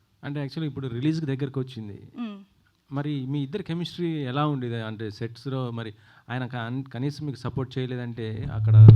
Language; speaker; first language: Telugu; native; Telugu